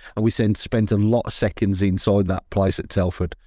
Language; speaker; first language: English; native; English